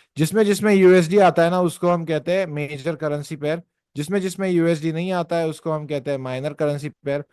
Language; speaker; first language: Hindi; non-native, local second language; Marathi